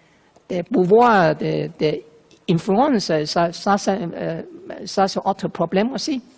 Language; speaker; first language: French; non-native, learner; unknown